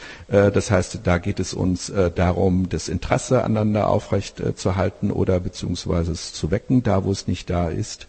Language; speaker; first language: German; native; German